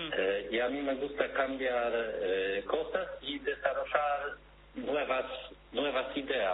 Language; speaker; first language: Spanish; non-native, learner; Polish